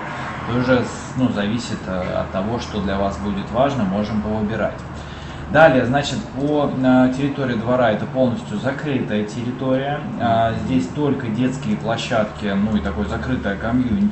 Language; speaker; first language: Russian; native; Russian